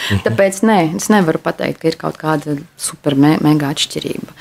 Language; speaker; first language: Latvian; non-native, local second language; Russian